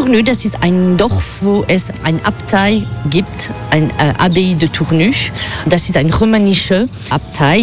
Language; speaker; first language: German; non-native, fluent; French